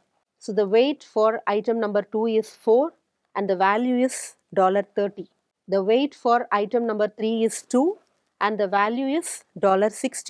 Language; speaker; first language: English; non-native, local second language; Tamil